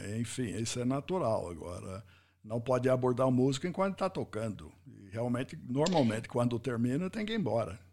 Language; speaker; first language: Portuguese; non-native, fluent; English